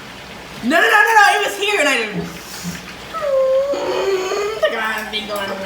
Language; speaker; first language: English; native; English